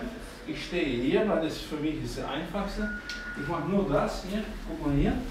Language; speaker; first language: German; non-native, fluent; Dutch